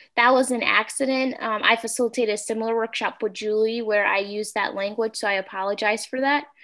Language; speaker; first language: English; native; English